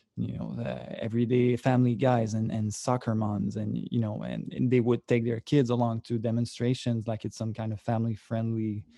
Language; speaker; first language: English; native; English